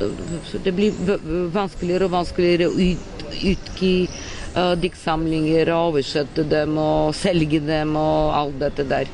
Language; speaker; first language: Norwegian; non-native, fluent; Bulgarian